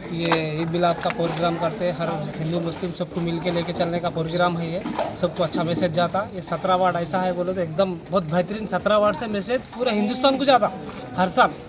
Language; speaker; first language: Hindi; non-native, local second language; Urdu